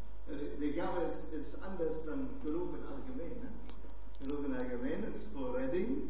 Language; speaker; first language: Dutch; non-native, fluent; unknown